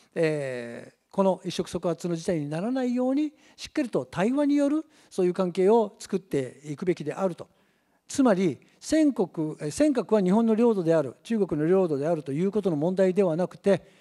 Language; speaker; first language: Japanese; native; Japanese